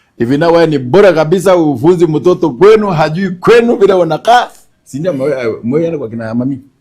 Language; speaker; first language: Swahili; non-native, local second language; Gusii